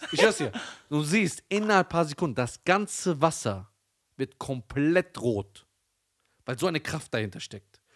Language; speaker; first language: German; early bilingual, other home language; Persian